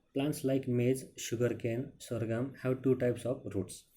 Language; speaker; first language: English; non-native, local second language; Marathi